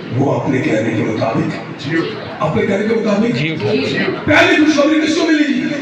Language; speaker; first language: Urdu; non-native, local second language; Punjabi